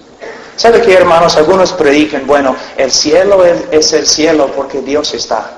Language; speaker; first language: Spanish; non-native, fluent; English